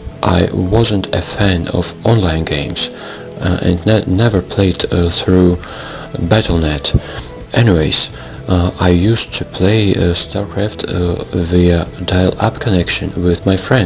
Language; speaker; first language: English; non-native, fluent; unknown